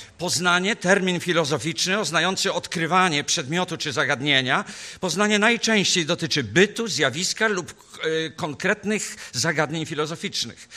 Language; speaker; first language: Polish; native; Polish